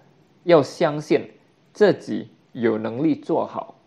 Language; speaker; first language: Chinese; non-native, fluent; Indonesian